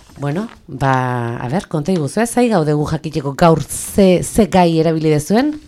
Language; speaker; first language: Basque; native; Basque